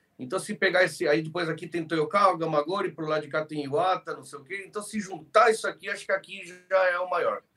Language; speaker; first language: Portuguese; early bilingual, other home language; Spanish